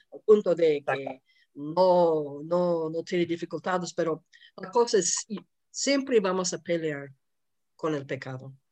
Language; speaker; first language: Spanish; non-native, fluent; English